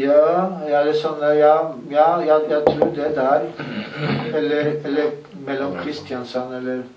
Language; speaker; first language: Norwegian; non-native, learner; Polish